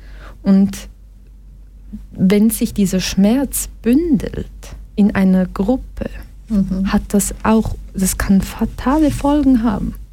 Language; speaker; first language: German; early bilingual, other home language; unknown